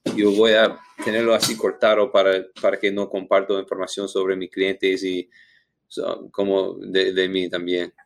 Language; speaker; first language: Spanish; non-native, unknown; English